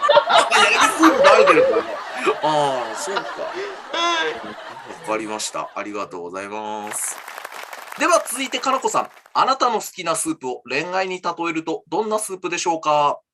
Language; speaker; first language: Japanese; native; Japanese